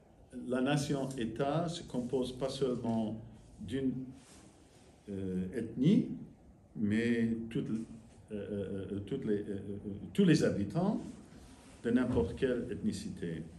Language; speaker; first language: French; non-native, fluent; English